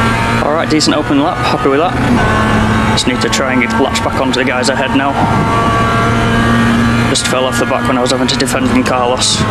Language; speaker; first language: English; native; English